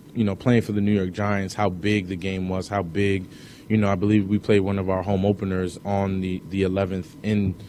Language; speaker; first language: English; native; English